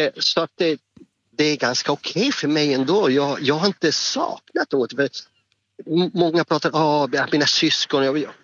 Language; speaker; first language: Swedish; non-native, fluent; Spanish